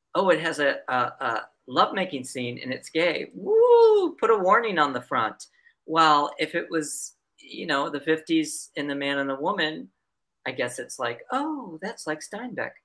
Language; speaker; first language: English; native; English